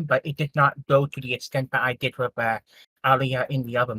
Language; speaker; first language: English; native; English